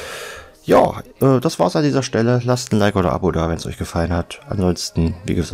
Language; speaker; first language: German; native; German